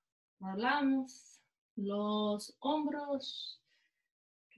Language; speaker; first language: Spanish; non-native, learner; English